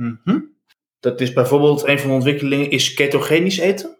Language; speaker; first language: Dutch; native; Dutch